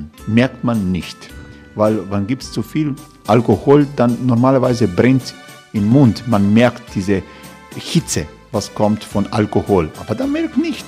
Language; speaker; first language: German; non-native, learner; Croatian